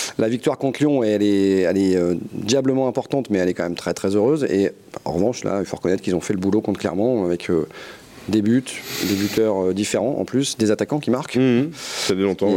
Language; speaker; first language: French; native; French